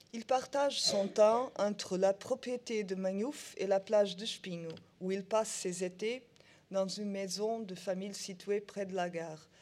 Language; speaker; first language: French; non-native, learner; Portuguese